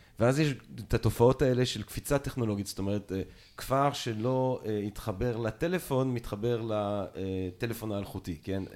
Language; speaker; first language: Hebrew; early bilingual, other home language; French